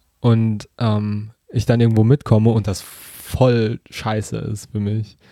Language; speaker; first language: German; early bilingual, other home language; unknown